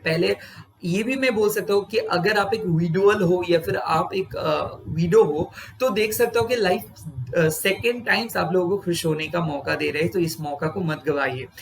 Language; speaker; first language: Hindi; non-native, local second language; Bangla